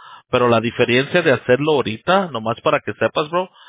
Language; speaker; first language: Spanish; early bilingual, heritage; Spanish